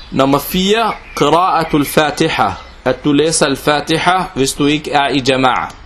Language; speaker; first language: Danish; non-native, local second language; Arabic